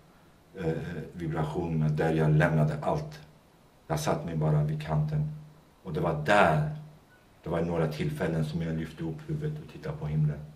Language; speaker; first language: Swedish; non-native, fluent; Kurdish